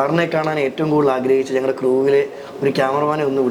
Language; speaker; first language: Malayalam; native; Malayalam